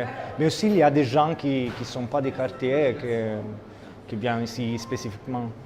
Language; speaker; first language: French; non-native, fluent; Italian